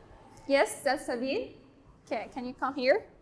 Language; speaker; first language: English; non-native, learner; Arabic